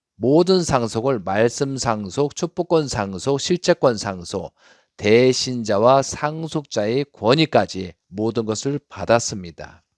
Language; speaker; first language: Korean; native; Korean